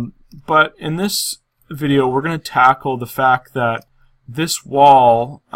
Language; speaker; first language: English; native; English